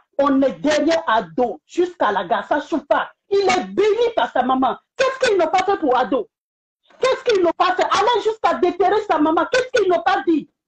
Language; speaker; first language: French; non-native, local second language; Bambara